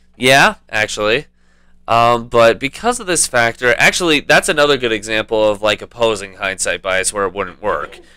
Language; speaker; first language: English; native; English